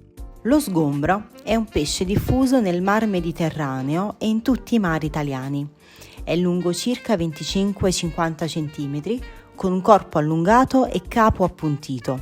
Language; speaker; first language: Italian; native; Italian